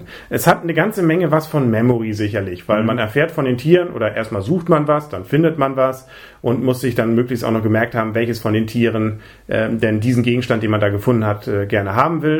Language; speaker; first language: German; native; German